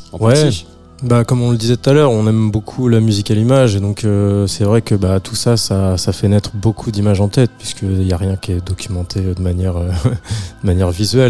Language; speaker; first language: French; native; French